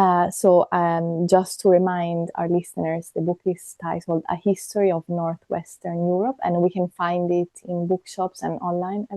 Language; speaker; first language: English; non-native, fluent; Italian